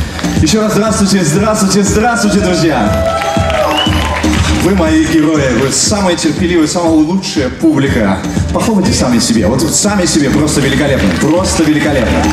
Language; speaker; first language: Russian; native; Russian